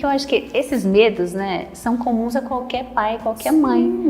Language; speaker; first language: Portuguese; native; Portuguese